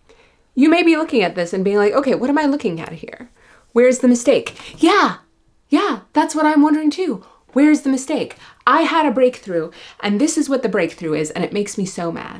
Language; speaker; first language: English; native; English